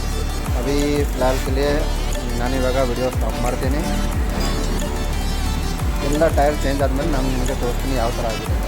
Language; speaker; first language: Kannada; non-native, learner; Hindi